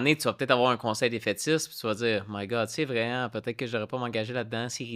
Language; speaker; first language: French; native; French